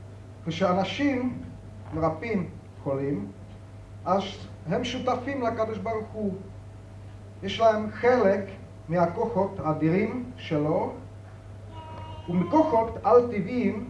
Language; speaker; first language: Hebrew; non-native, fluent; Czech